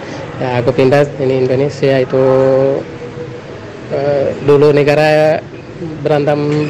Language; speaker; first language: Indonesian; non-native, learner; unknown